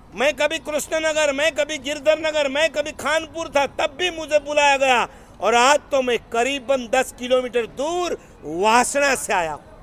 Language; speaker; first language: Hindi; non-native, local second language; Gujarati